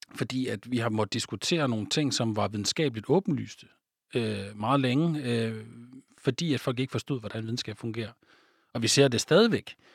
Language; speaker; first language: Danish; native; Danish